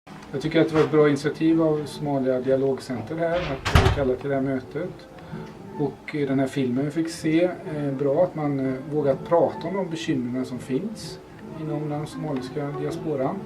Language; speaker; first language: Swedish; native; Swedish